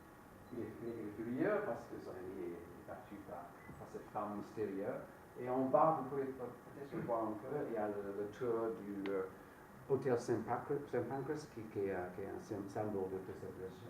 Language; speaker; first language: French; non-native, fluent; English